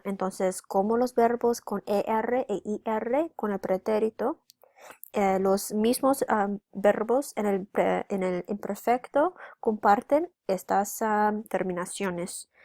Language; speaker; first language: Spanish; non-native, fluent; English